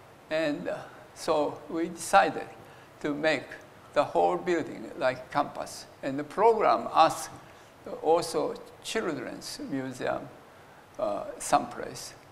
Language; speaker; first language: English; non-native, fluent; Japanese